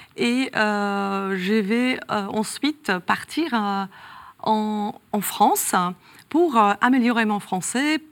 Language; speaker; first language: French; non-native, fluent; Polish